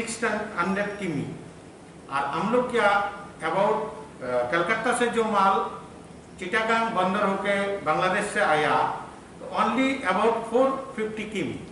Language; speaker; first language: Hindi; non-native, local second language; Bangla